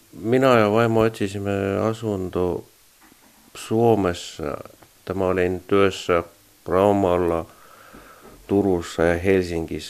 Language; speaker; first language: Finnish; non-native, learner; Estonian